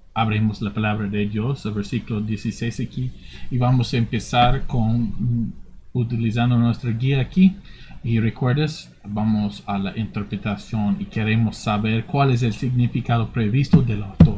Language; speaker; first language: Spanish; non-native, fluent; English